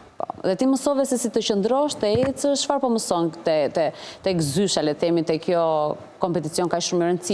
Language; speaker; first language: Albanian; native; Albanian